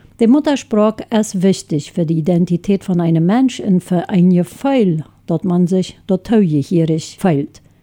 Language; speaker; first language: German; non-native, local second language; Low German